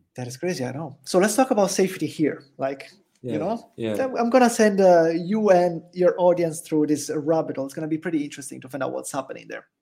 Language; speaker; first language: English; non-native, fluent; Italian